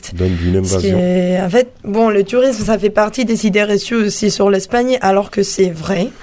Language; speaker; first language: French; non-native, fluent; Spanish